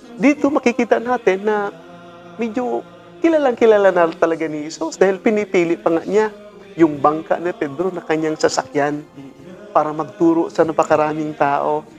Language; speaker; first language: Filipino; non-native, local second language; Cebuano